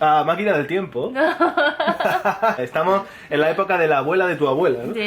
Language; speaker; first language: Spanish; native; Spanish